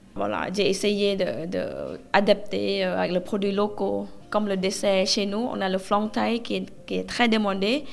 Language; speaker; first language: French; non-native, learner; Thai